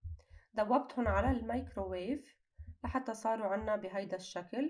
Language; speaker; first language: Arabic; native; Arabic